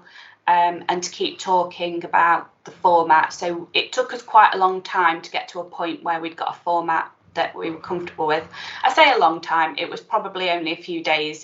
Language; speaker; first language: English; native; English